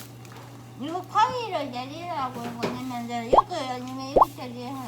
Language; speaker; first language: Korean; non-native, fluent; Japanese